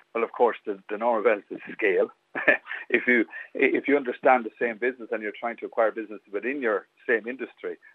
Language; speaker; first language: English; native; English